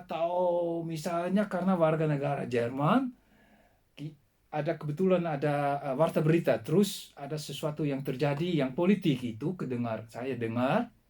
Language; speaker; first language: Indonesian; non-native, fluent; Dutch